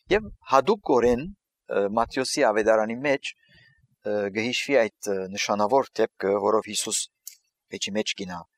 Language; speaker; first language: Armenian; early bilingual, heritage; Armenian